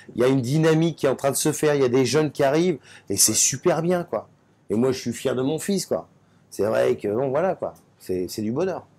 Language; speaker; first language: French; native; French